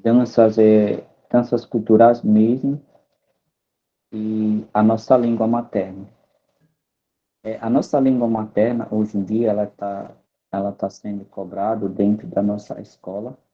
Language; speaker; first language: Portuguese; non-native, local second language; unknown